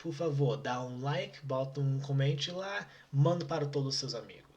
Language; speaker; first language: Portuguese; non-native, learner; English